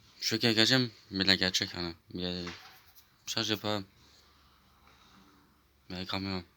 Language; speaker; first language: Turkish; early bilingual, heritage; Turkish